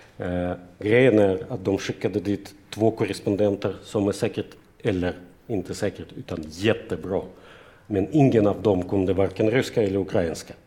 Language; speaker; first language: Swedish; non-native, fluent; Russian